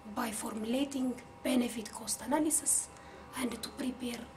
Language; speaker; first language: English; non-native, fluent; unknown